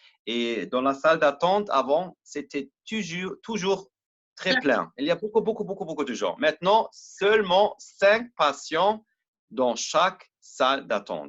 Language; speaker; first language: French; non-native, learner; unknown